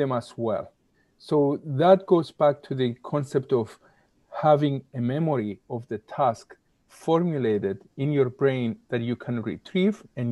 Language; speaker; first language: English; non-native, fluent; Greek